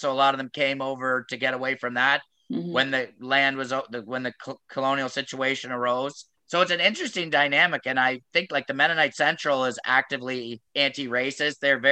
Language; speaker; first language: English; native; English